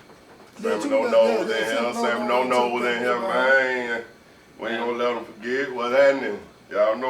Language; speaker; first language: English; native; English